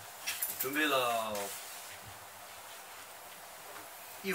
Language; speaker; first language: Chinese; non-native, local second language; Tibetan